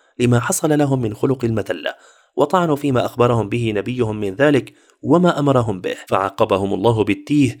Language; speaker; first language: Arabic; native; Arabic